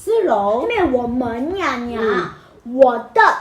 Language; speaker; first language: Chinese; non-native, learner; Korean